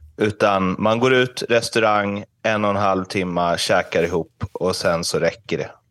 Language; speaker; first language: Swedish; native; Swedish